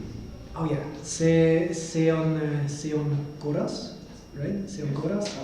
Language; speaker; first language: Estonian; non-native, learner; English